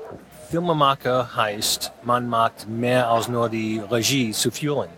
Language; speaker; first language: German; non-native, fluent; English